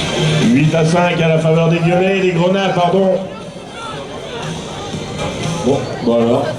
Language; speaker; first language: French; native; French